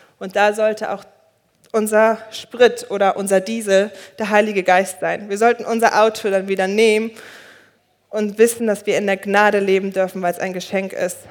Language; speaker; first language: German; early bilingual, other home language; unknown